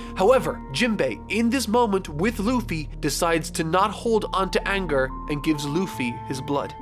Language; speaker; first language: English; native; English